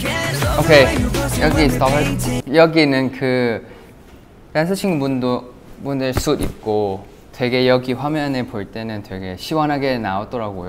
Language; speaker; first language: Korean; non-native, fluent; Thai